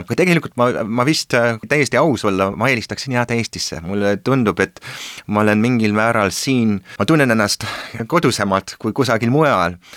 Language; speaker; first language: Estonian; early bilingual, heritage; Estonian